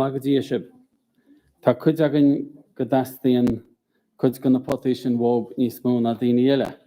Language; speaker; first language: Irish; native; Irish